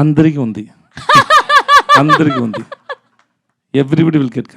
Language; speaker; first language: Telugu; non-native, learner; Tamil